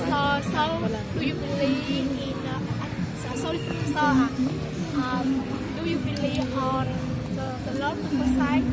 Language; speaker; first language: English; non-native, learner; Vietnamese